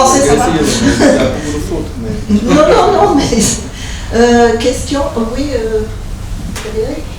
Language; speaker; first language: French; native; French